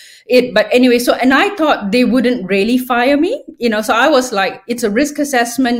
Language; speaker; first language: English; non-native, local second language; Tamil